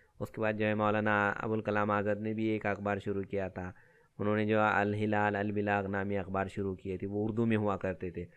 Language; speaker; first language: Urdu; native; Urdu